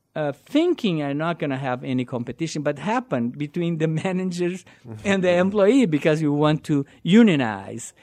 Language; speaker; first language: English; non-native, learner; Portuguese